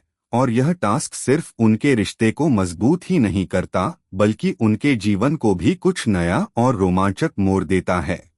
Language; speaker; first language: Hindi; native; Hindi